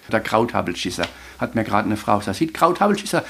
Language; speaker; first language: German; native; German